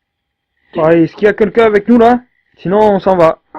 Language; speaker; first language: French; native; French